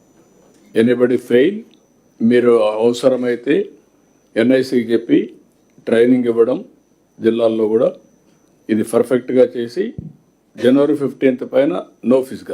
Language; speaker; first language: Telugu; native; Telugu